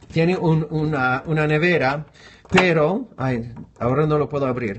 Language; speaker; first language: Spanish; non-native, fluent; English